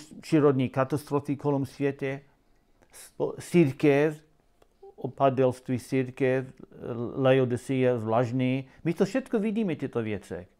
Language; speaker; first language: Czech; non-native, learner; English